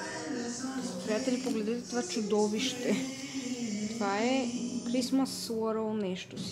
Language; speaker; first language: Bulgarian; native; Bulgarian